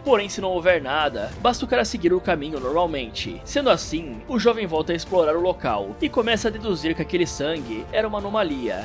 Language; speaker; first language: Portuguese; native; Portuguese